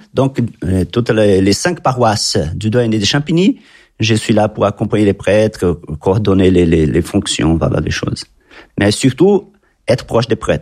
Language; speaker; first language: French; non-native, fluent; Portuguese